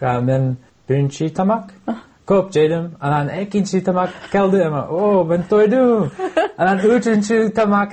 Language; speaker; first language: Kyrgyz; non-native, learner; English